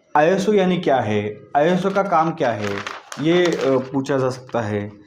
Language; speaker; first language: Hindi; non-native, local second language; Marathi